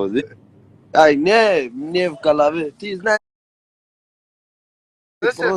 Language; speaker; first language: Russian; non-native, learner; Persian